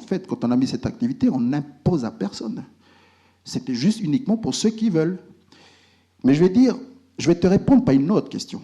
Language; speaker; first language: French; native; French